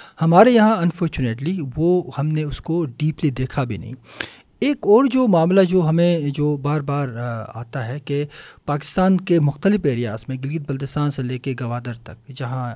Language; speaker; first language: Urdu; non-native, local second language; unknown